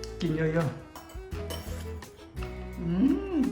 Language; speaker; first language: Thai; non-native, learner; Korean